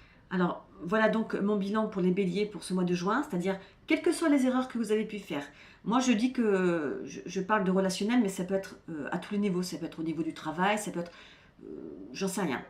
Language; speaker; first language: French; native; French